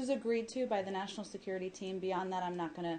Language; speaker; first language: English; native; English